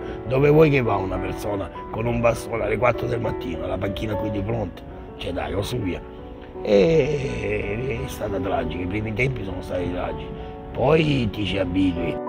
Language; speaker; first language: Italian; native; Italian